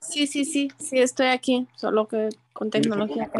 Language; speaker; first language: Spanish; non-native, learner; Romanian